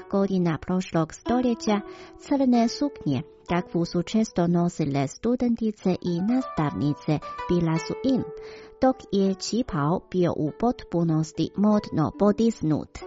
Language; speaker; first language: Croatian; non-native, fluent; Chinese